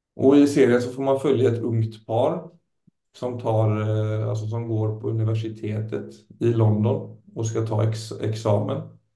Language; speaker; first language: Swedish; native; Swedish